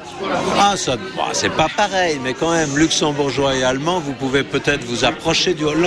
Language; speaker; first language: French; native; French